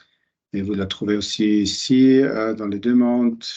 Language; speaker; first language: French; non-native, local second language; German